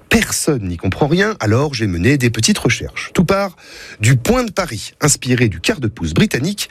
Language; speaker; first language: French; native; French